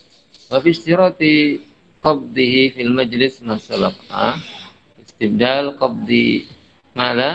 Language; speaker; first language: Arabic; non-native, fluent; Indonesian